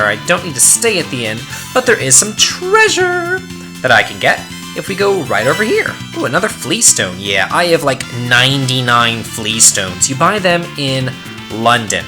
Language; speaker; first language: English; native; English